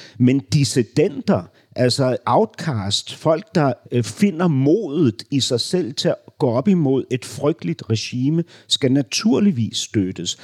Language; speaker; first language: Danish; native; Danish